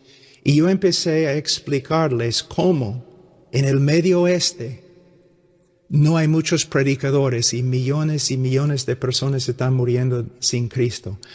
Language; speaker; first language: Spanish; non-native, fluent; English